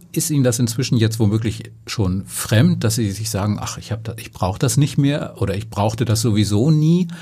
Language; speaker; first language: German; native; German